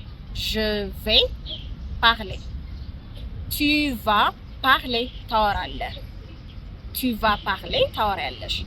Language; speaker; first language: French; non-native, fluent; Amharic